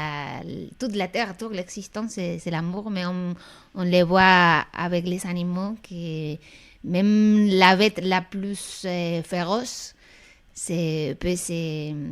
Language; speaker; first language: French; non-native, fluent; Spanish